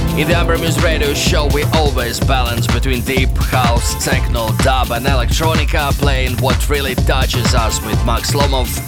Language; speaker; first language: English; non-native, fluent; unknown